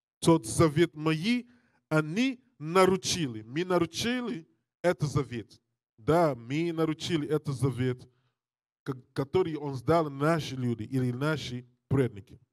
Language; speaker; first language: Russian; non-native, learner; English